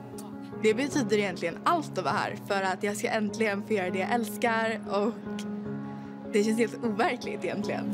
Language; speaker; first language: Swedish; native; Swedish